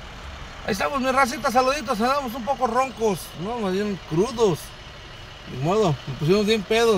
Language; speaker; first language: Spanish; native; Spanish